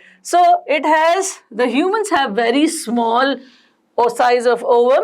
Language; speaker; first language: English; non-native, local second language; Hindi